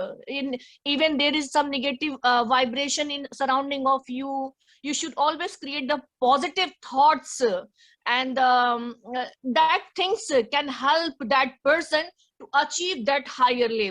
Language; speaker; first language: English; non-native, learner; Hindi